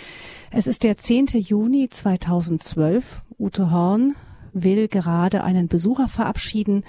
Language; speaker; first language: German; native; German